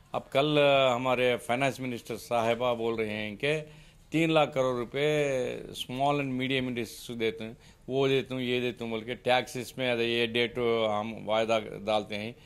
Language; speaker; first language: Hindi; non-native, local second language; Urdu